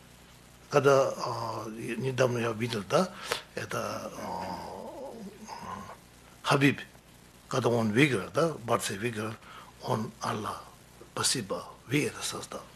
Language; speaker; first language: Russian; non-native, learner; Tibetan